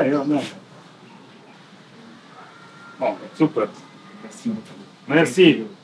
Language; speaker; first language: English; non-native, fluent; Polish